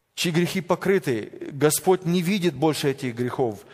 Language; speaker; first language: Russian; native; Russian